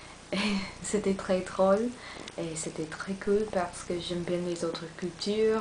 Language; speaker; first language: French; non-native, learner; English